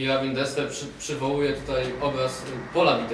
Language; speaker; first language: Polish; native; Polish